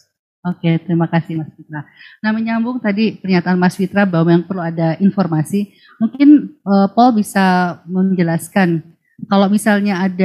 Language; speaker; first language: Indonesian; native; Indonesian